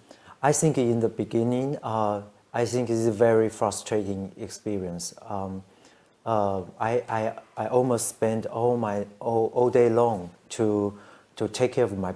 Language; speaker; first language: English; non-native, learner; Chinese